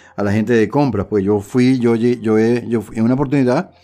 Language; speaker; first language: Spanish; native; Spanish